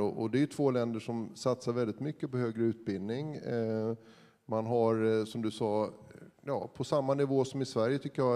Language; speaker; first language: Swedish; native; Swedish